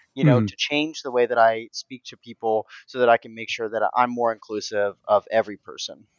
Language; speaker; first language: English; native; English